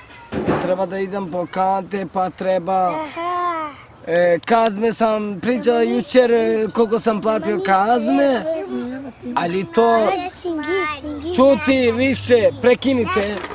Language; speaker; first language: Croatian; non-native, local second language; Romany